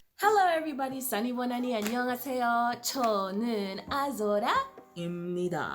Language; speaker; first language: Korean; non-native, learner; English